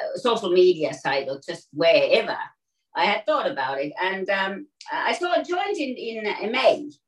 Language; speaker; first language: English; non-native, fluent; Finnish